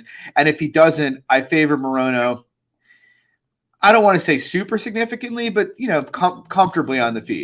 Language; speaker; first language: English; native; English